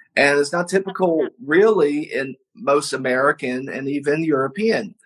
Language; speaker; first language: English; native; English